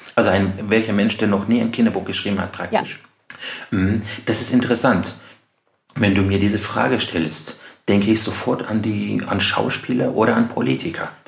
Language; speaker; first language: German; non-native, fluent; Persian